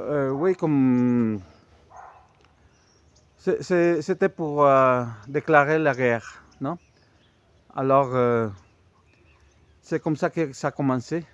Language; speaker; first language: French; non-native, fluent; Spanish